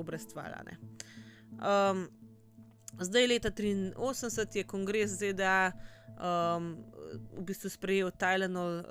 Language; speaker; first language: Slovenian; native; Slovenian